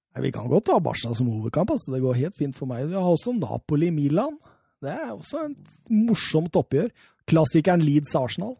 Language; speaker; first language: Norwegian; native; Norwegian